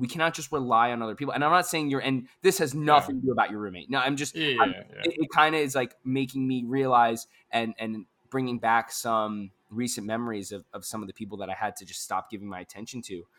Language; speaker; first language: English; native; English